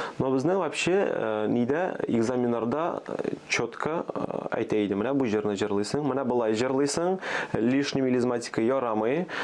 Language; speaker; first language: Tatar; early bilingual, other home language; Armenian